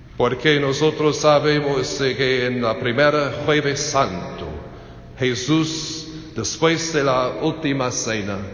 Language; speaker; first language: Spanish; non-native, learner; English